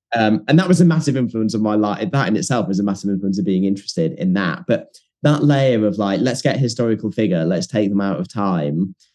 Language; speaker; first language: English; native; English